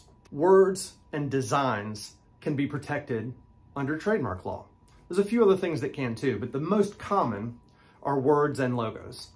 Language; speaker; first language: English; native; English